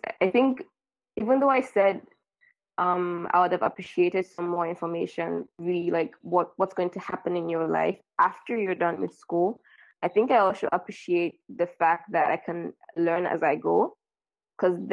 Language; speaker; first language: English; non-native, local second language; Yoruba